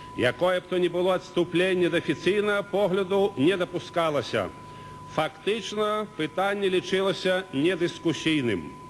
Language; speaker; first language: Belarusian; native; Belarusian